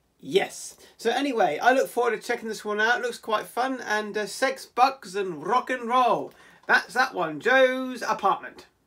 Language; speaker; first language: English; native; English